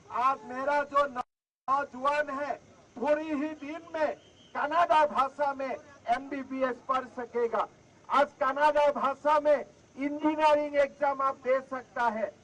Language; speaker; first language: Hindi; non-native, local second language; Assamese